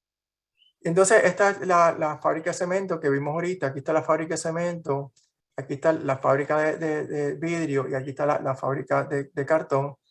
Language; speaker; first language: Spanish; native; Spanish